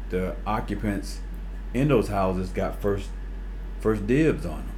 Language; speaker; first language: English; native; English